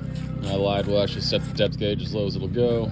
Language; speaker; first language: English; native; English